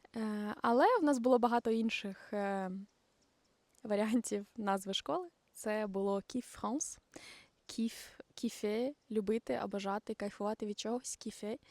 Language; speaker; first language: Ukrainian; non-native, local second language; Russian